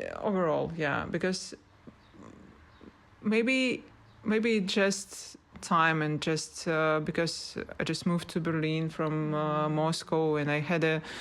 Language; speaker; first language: English; non-native, learner; Russian